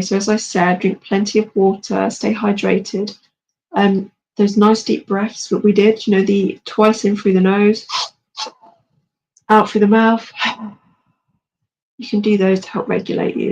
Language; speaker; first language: English; native; English